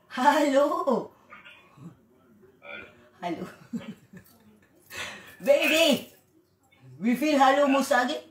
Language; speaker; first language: German; non-native, learner; Waray